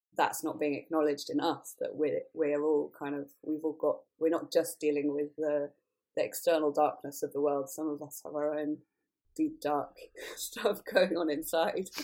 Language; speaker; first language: English; native; English